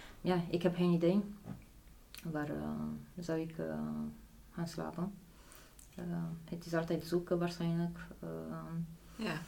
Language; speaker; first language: Dutch; non-native, fluent; Polish